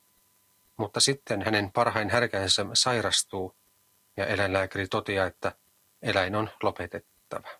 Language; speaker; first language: Finnish; native; Finnish